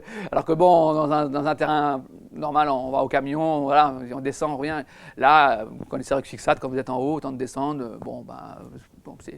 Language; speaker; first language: French; native; French